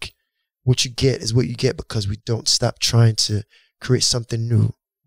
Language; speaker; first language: English; non-native, local second language; Yoruba